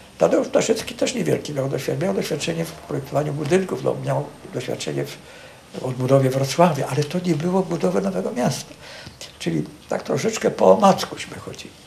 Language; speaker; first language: Polish; native; Polish